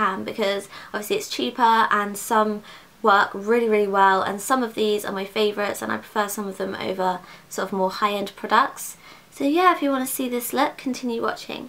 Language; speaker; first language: English; native; English